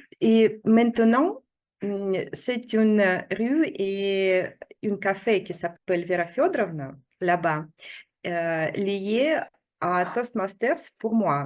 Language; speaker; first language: French; non-native, fluent; Russian